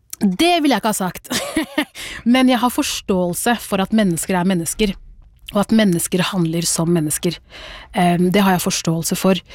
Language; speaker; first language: Norwegian; early bilingual, other home language; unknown